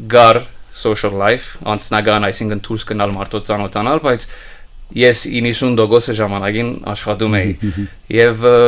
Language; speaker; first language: Armenian; early bilingual, heritage; Armenian